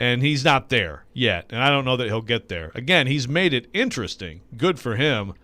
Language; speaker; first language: English; native; English